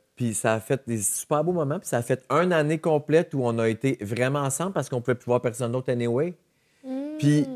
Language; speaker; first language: French; native; French